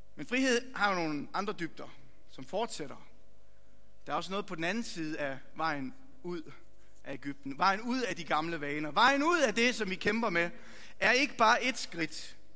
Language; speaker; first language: Danish; native; Danish